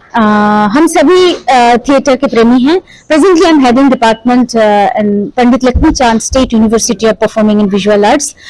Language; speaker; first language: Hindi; native; Hindi